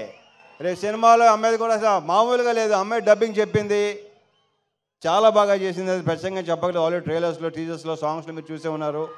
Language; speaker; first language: Telugu; native; Telugu